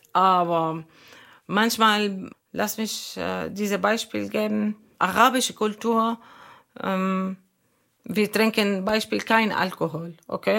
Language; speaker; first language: German; non-native, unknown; Arabic